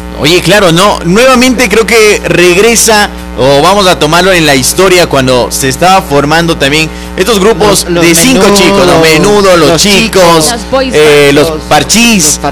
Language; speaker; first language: Spanish; native; Spanish